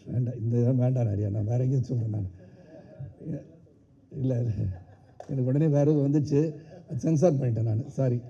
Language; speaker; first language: Tamil; native; Tamil